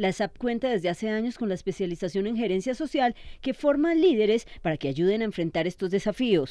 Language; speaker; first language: Spanish; native; Spanish